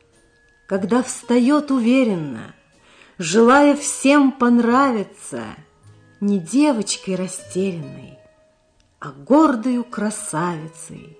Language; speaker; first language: Russian; native; Russian